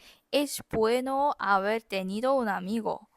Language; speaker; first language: Spanish; non-native, fluent; Korean